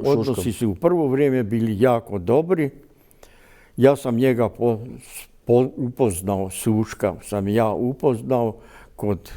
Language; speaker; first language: Croatian; native; Croatian